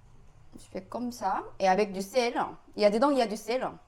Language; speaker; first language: French; non-native, learner; Korean